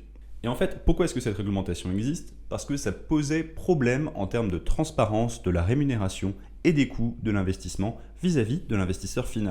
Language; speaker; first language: French; native; French